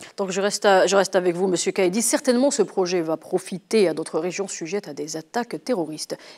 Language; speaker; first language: French; non-native, local second language; Arabic